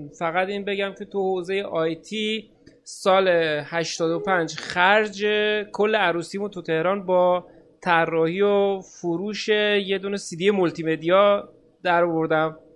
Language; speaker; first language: Persian; native; Persian